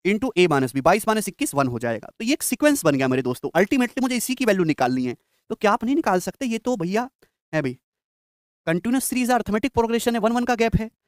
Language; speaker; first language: Hindi; native; Hindi